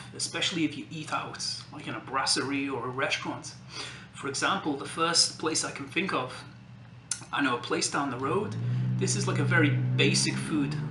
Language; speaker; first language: English; native; English